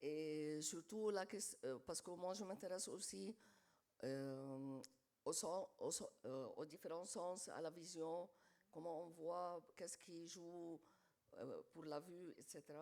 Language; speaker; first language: French; non-native, fluent; Arabic